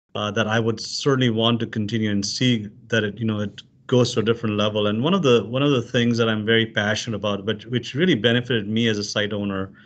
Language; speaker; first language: English; non-native, local second language; Urdu